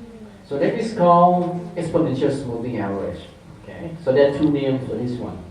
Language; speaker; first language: English; non-native, fluent; Thai